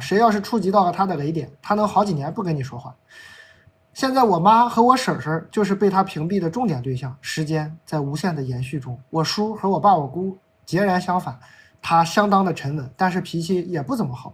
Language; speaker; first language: Chinese; native; Chinese